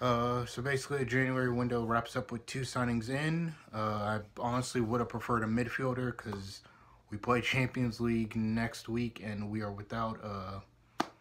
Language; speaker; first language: English; native; English